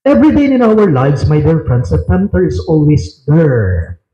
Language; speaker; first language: English; non-native, local second language; Filipino